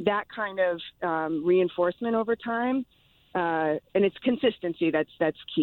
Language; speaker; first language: English; native; English